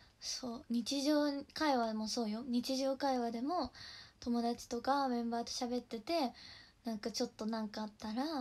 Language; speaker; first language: Japanese; native; Japanese